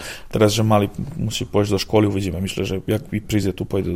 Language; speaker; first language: Polish; non-native, learner; Serbian